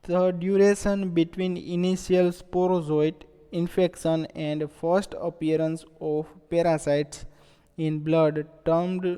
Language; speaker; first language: English; non-native, local second language; Gujarati